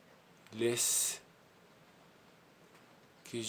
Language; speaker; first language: French; non-native, learner; Spanish